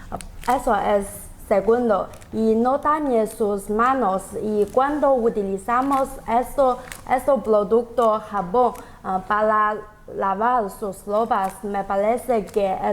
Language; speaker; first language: Spanish; non-native, learner; Chinese